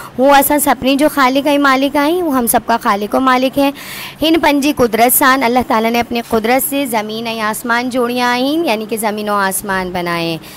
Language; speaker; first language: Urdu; non-native, local second language; Sindhi